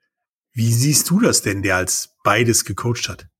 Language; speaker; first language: German; native; German